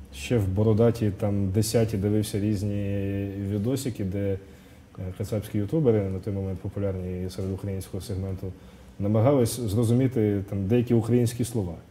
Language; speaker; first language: Ukrainian; non-native, local second language; Russian